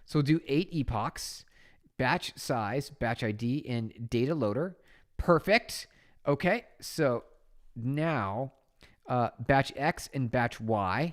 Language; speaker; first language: English; native; English